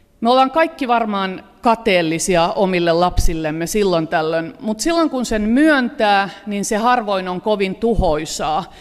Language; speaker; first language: Finnish; native; Finnish